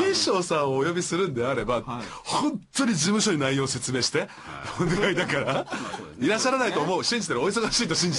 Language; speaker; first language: Japanese; native; Japanese